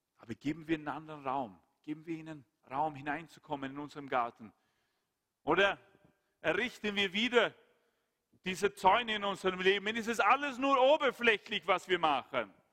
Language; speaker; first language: German; non-native, fluent; Swedish